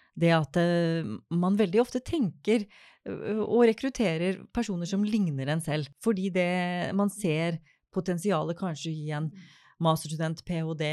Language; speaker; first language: Norwegian; native; Norwegian